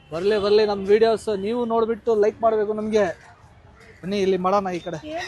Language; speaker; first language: Kannada; non-native, local second language; Urdu